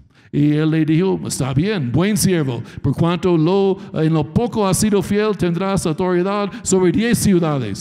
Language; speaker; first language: Spanish; non-native, fluent; English